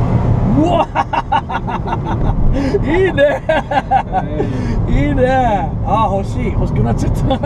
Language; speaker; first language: Japanese; non-native, learner; English